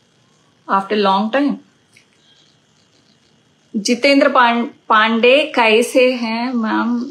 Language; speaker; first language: Hindi; non-native, local second language; Telugu